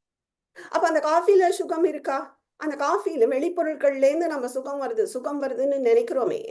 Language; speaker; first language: Tamil; native; Tamil